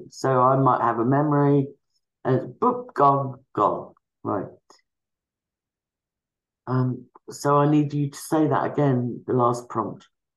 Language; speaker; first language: English; native; English